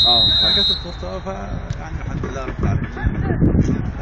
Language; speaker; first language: Arabic; native; Arabic